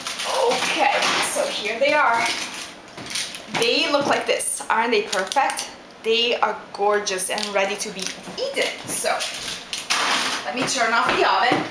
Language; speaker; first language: English; non-native, fluent; Italian